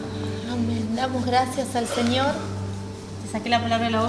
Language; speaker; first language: Spanish; native; Spanish